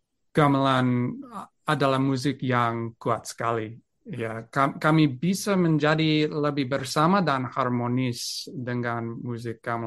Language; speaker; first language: Indonesian; non-native, learner; English